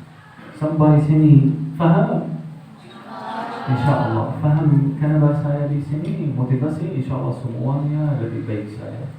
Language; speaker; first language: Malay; non-native, learner; Arabic